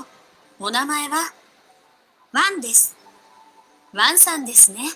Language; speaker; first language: Japanese; non-native, learner; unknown